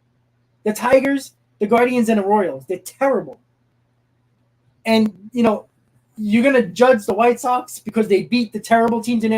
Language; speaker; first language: English; native; English